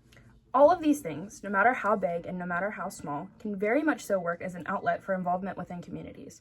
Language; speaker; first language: English; native; English